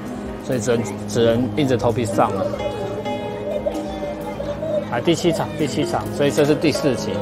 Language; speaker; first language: Chinese; native; Chinese